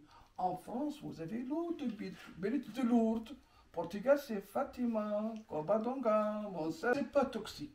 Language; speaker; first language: French; non-native, local second language; Arabic